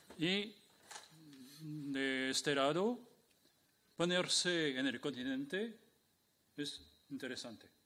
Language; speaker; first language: Spanish; non-native, fluent; French